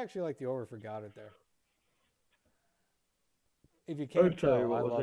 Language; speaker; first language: English; native; English